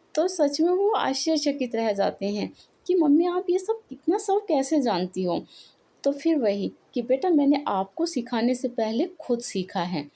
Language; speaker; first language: Hindi; native; Hindi